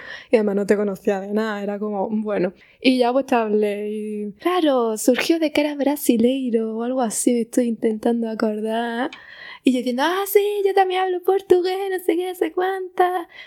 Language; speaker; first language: Spanish; native; Spanish